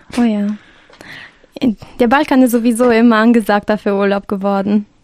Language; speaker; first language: German; non-native, fluent; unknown